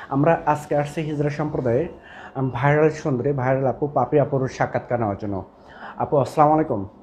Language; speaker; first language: Bangla; native; Bangla